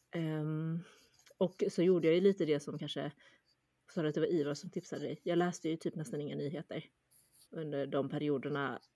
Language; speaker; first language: Swedish; early bilingual, other home language; Chinese